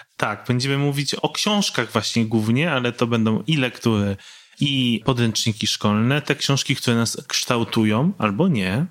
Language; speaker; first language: Polish; native; Polish